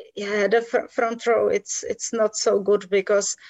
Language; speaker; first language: English; non-native, fluent; Czech